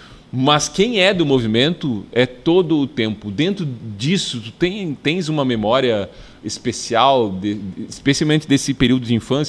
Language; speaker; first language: Portuguese; native; Portuguese